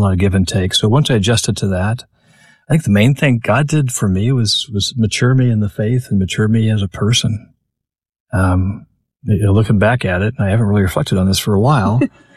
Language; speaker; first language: English; native; English